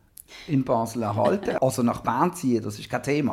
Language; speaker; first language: German; native; German